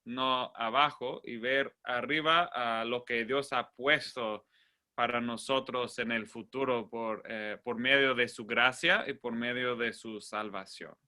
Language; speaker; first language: Spanish; non-native, fluent; English